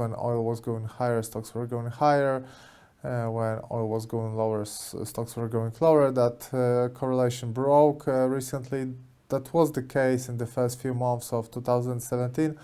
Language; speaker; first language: English; non-native, fluent; Polish